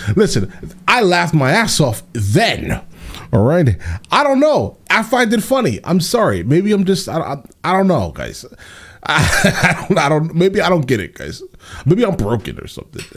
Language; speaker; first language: English; native; English